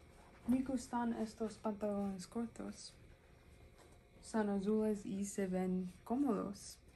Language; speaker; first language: Spanish; non-native, learner; English